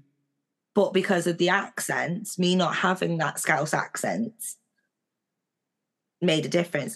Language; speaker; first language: English; native; English